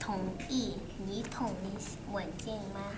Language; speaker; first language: Chinese; non-native, learner; English